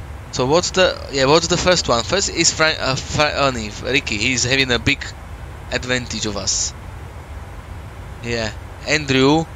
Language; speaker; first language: English; non-native, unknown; Slovak